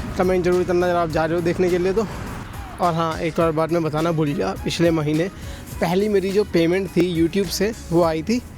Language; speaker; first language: Hindi; native; Hindi